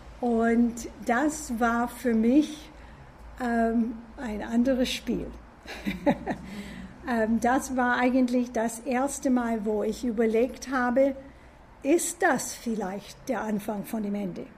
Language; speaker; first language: German; non-native, fluent; English